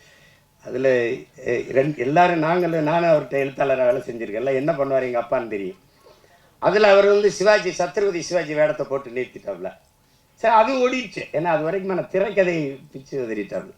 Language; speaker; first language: Tamil; native; Tamil